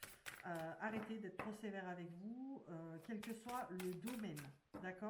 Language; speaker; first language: French; native; French